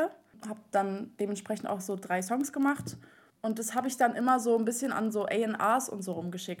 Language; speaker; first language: German; native; German